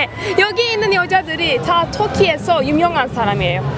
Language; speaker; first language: Korean; non-native, learner; Turkish